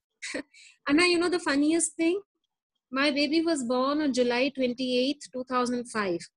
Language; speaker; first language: English; non-native, local second language; Hindi